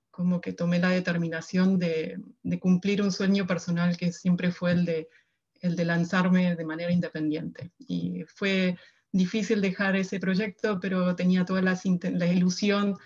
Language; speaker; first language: Spanish; native; Spanish